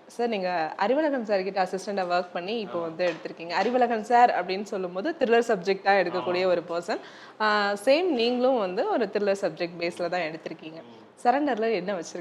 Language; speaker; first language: Tamil; native; Tamil